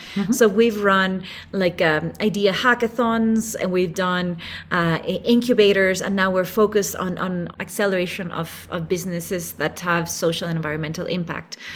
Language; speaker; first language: English; non-native, fluent; Spanish